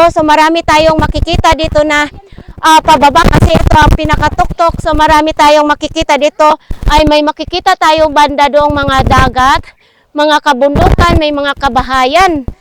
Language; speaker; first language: Filipino; non-native, local second language; Masbatenyo